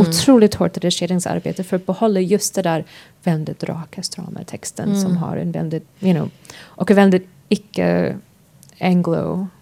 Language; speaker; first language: Swedish; non-native, fluent; English